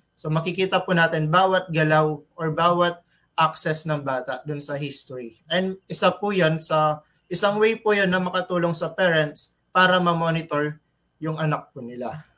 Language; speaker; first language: Filipino; native; Filipino